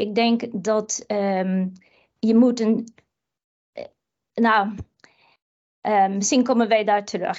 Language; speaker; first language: Dutch; non-native, fluent; English